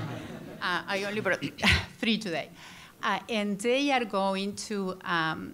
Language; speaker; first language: English; non-native, fluent; Spanish